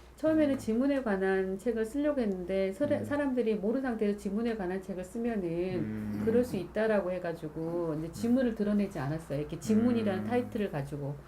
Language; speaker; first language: Korean; native; Korean